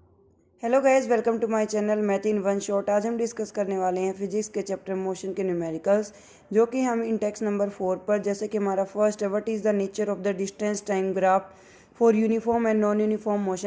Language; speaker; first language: Hindi; native; Hindi